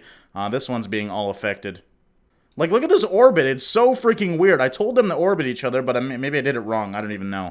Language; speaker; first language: English; native; English